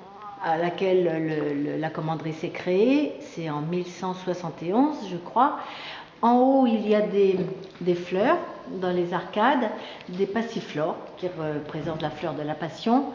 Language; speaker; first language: French; native; French